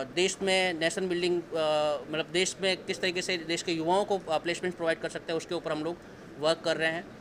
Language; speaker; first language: Hindi; native; Hindi